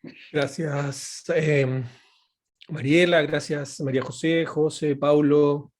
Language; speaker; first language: Spanish; native; Spanish